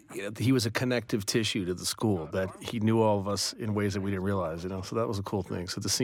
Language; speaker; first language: English; native; English